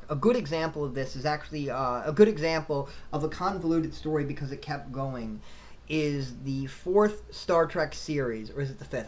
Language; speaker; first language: English; native; English